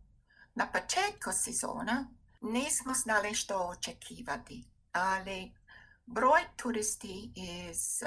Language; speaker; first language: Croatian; non-native, fluent; English